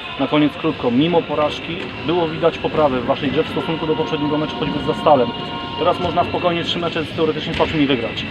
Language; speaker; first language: Polish; native; Polish